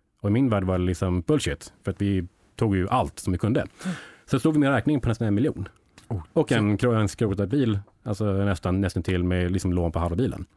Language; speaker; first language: Swedish; early bilingual, heritage; English